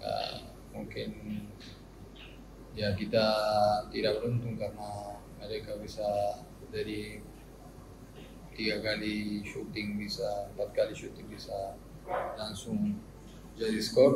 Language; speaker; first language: Indonesian; non-native, fluent; Spanish